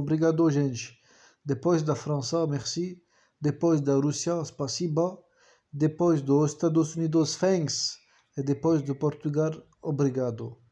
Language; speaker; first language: Portuguese; non-native, learner; French